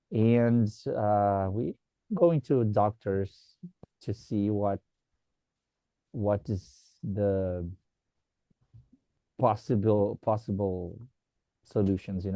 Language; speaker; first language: English; non-native, fluent; Portuguese